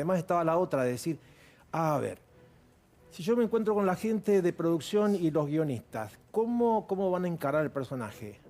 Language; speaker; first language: Spanish; native; Spanish